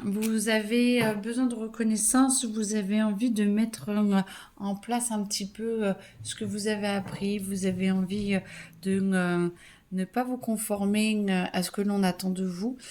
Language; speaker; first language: French; native; French